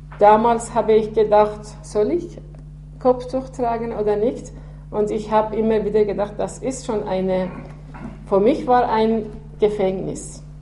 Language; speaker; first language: German; non-native, fluent; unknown